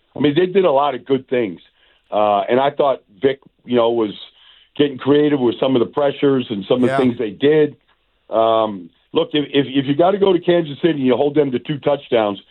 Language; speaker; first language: English; native; English